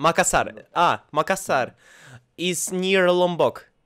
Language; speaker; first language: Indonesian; non-native, learner; Russian